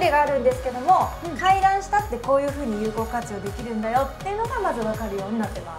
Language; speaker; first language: Japanese; native; Japanese